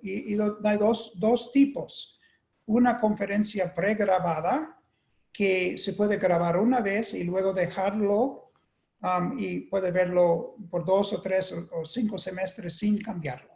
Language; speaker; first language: Spanish; non-native, fluent; English